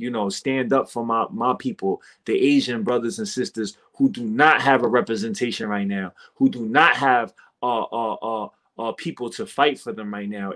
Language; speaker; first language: English; native; English